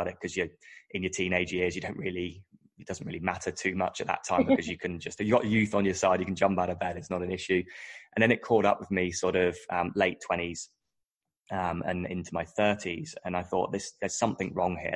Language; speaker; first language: English; native; English